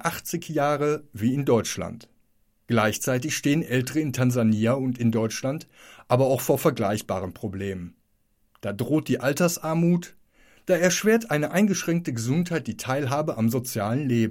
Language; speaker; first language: German; native; German